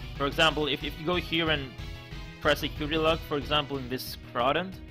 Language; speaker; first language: English; non-native, fluent; Greek